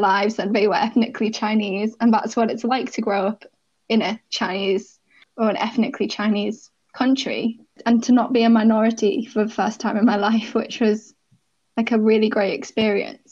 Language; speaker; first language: English; native; English